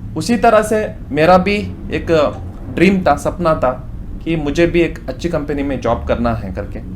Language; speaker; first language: Hindi; non-native, local second language; Konkani